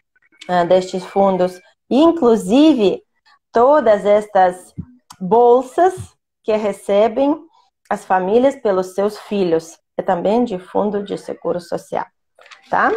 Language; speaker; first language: Portuguese; non-native, fluent; Russian